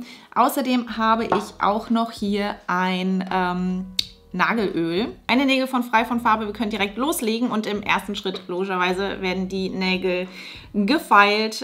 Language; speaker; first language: German; native; German